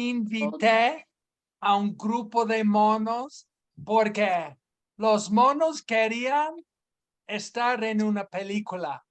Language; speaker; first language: Spanish; non-native, fluent; English